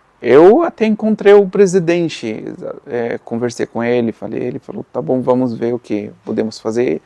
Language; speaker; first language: Portuguese; non-native, fluent; Arabic